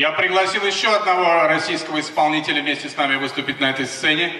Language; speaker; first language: Russian; native; Russian